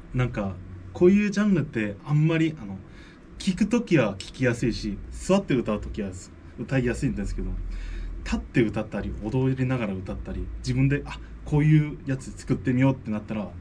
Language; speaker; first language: Japanese; non-native, fluent; Korean